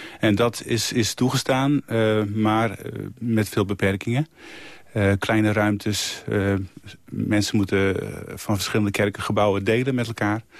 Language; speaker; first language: Dutch; native; Dutch